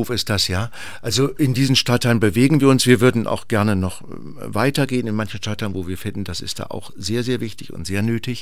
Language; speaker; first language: German; native; German